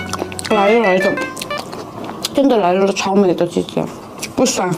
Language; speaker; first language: Chinese; non-native, learner; Korean